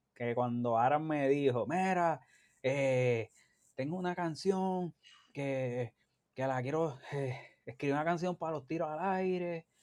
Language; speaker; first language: Spanish; native; Spanish